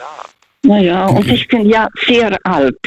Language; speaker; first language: German; non-native, fluent; Russian